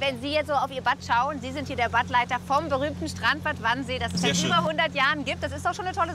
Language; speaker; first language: German; native; German